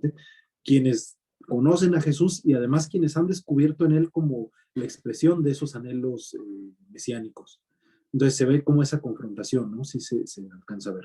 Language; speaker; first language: Spanish; native; Spanish